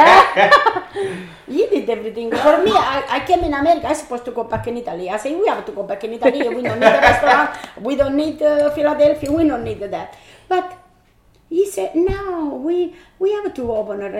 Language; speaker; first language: English; non-native, learner; Italian